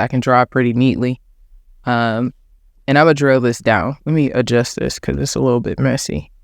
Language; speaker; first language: English; native; English